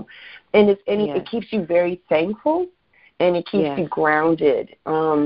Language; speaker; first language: English; native; English